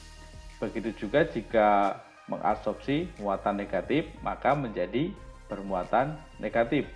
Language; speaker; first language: Indonesian; native; Indonesian